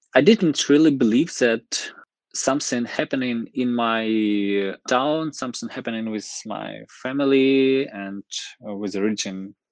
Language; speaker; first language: English; non-native, fluent; Ukrainian